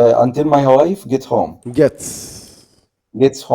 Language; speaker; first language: English; non-native, learner; Arabic